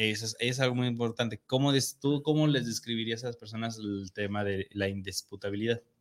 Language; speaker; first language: Spanish; native; Spanish